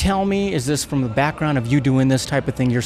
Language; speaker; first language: English; native; English